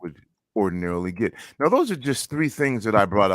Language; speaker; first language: English; native; English